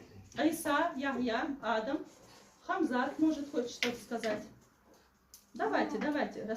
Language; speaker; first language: Russian; native; Russian